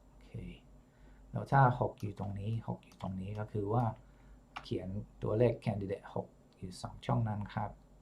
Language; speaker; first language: Thai; non-native, fluent; English